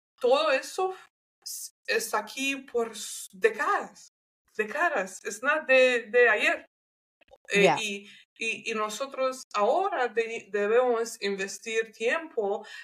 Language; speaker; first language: Spanish; non-native, learner; English